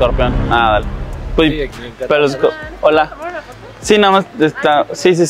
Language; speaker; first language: Spanish; native; Spanish